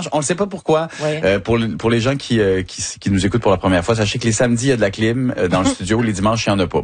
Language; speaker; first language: French; native; French